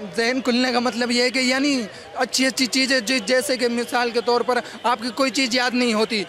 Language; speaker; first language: Hindi; native; Hindi